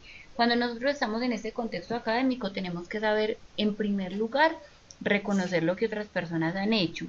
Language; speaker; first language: Spanish; native; Spanish